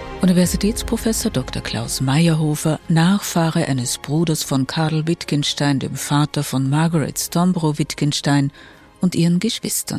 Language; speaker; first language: German; native; German